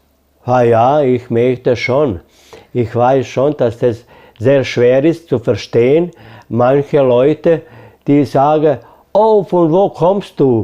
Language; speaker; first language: German; early bilingual, heritage; German